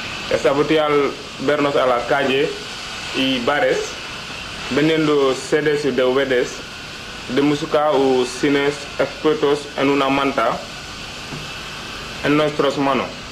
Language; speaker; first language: Spanish; non-native, learner; Wolof